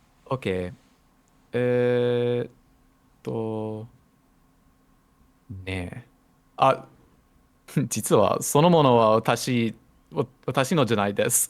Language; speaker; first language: Japanese; non-native, learner; English